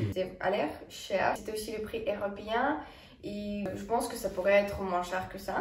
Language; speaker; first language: French; non-native, fluent; Estonian